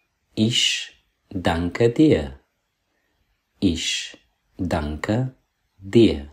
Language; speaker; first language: German; non-native, fluent; Persian